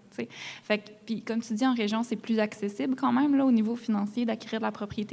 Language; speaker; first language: French; native; French